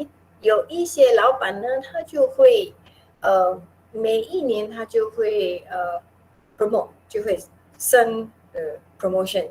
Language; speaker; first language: Chinese; non-native, local second language; Min Nan Chinese